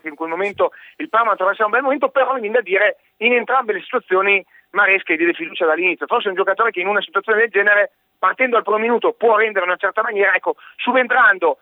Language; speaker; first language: Italian; native; Italian